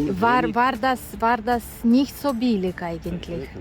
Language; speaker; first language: German; non-native, learner; Ukrainian